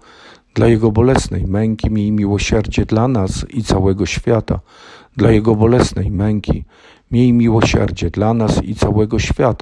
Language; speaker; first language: Polish; native; Polish